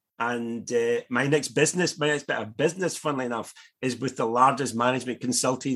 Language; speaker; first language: English; native; English